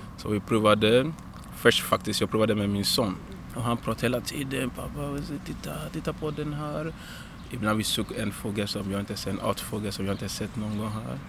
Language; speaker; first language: Swedish; non-native, fluent; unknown